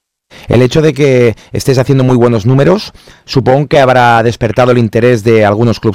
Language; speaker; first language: Spanish; native; Spanish